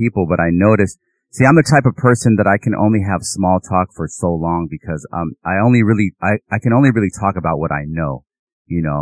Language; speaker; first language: English; native; English